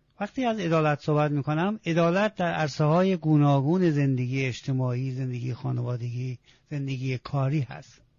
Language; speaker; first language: Persian; non-native, local second language; Azerbaijani